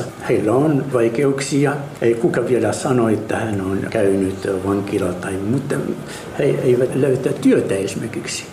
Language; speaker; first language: Finnish; non-native, learner; Arabic